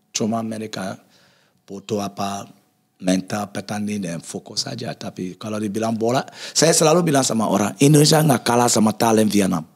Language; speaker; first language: Indonesian; non-native, fluent; English